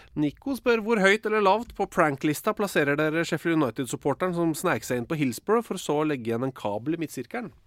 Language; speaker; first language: Norwegian; native; Norwegian